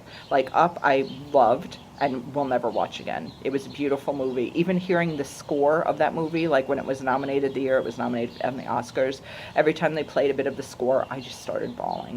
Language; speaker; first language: English; native; English